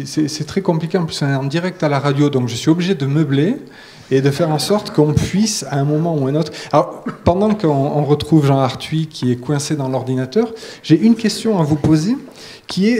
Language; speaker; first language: French; native; French